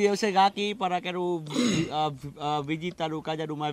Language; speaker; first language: Portuguese; non-native, learner; Vietnamese